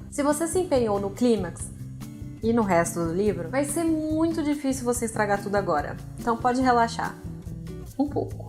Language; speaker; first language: Portuguese; native; Portuguese